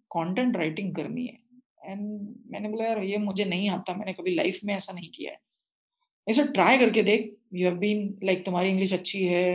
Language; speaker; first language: Hindi; non-native, local second language; Marathi